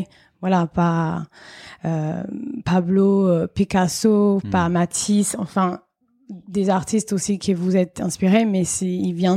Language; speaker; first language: French; non-native, fluent; English